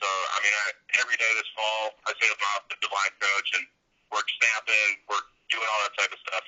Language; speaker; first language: English; native; English